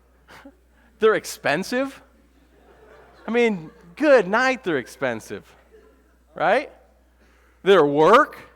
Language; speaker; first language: English; native; English